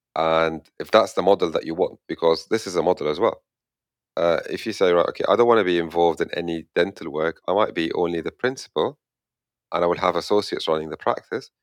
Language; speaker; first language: English; non-native, fluent; Arabic